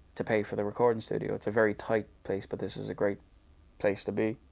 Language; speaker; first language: English; native; English